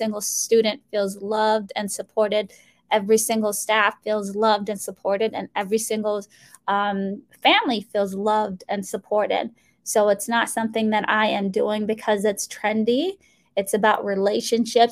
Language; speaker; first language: English; early bilingual, other home language; Somali